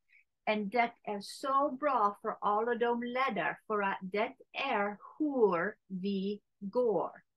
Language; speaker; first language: Swedish; non-native, learner; English